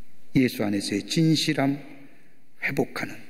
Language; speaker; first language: Korean; native; Korean